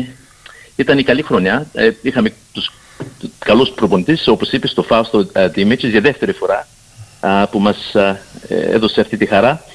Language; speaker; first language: Greek; early bilingual, heritage; Greek